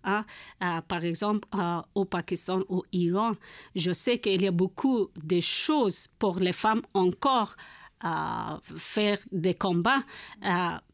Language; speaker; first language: French; non-native, learner; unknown